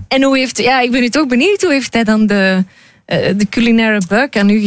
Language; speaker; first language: Dutch; native; Dutch